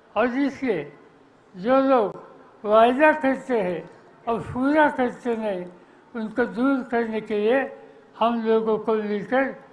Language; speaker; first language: Hindi; non-native, local second language; Marathi